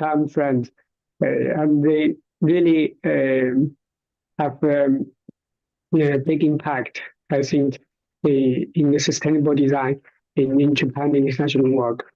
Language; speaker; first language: English; non-native, learner; Chinese